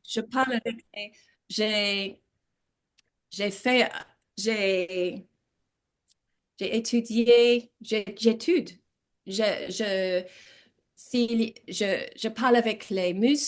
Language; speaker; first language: French; non-native, learner; English